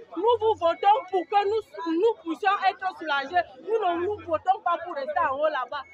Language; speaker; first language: French; native; French